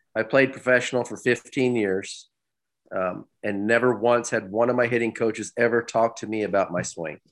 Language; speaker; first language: English; native; English